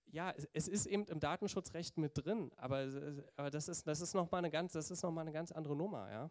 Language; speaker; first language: German; native; German